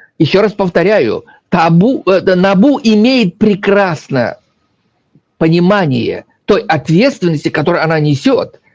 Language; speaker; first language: Russian; native; Russian